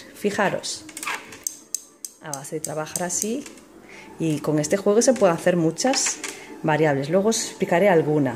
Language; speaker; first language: Spanish; native; Spanish